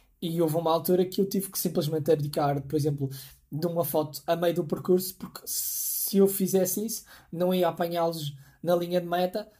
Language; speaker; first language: Portuguese; native; Portuguese